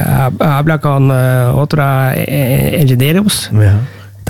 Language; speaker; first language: Spanish; non-native, learner; Norwegian